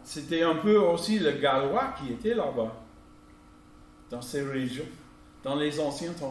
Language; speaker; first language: French; non-native, fluent; English